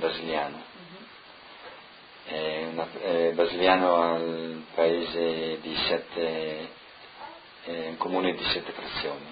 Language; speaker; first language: Italian; non-native, local second language; Friulian